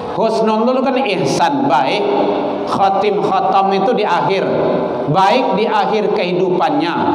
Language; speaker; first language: Malay; non-native, local second language; Minangkabau